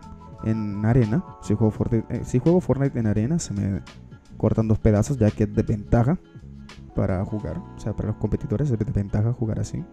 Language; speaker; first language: Spanish; native; Spanish